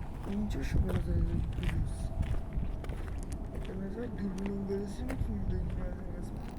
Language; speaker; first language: Persian; native; Persian